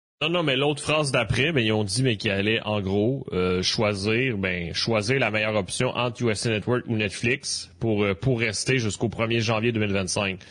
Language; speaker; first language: French; native; French